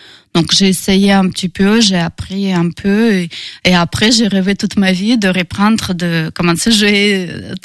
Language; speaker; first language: French; non-native, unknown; Russian